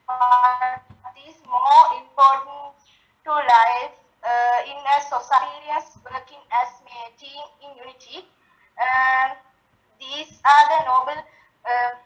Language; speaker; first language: English; non-native, learner; Sinhala